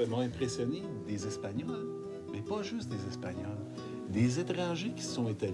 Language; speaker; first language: French; native; French